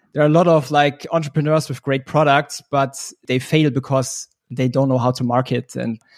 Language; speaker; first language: English; non-native, fluent; German